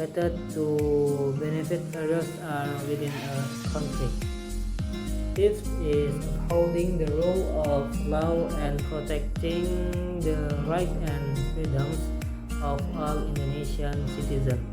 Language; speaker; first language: English; non-native, learner; Indonesian